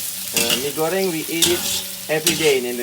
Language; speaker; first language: English; non-native, fluent; Indonesian